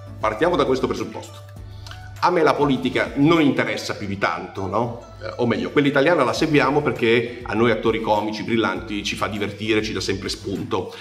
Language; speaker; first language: Italian; native; Italian